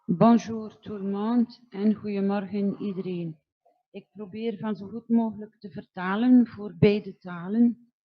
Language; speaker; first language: Dutch; non-native, local second language; French